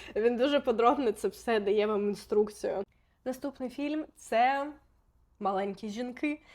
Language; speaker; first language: Ukrainian; non-native, local second language; Russian